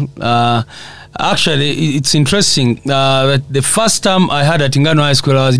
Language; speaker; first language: English; non-native, local second language; Nyankole